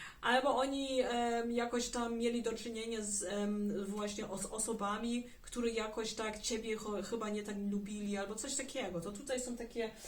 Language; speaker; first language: Polish; early bilingual, heritage; German